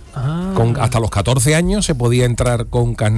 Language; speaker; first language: Spanish; native; Spanish